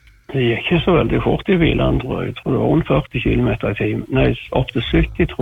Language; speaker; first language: Norwegian; native; Norwegian